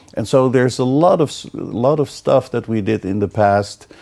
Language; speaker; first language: English; non-native, fluent; Dutch